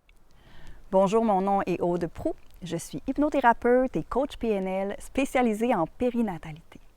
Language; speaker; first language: French; native; French